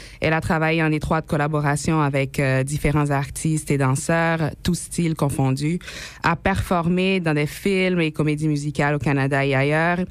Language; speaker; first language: French; non-native, local second language; Haitian Creole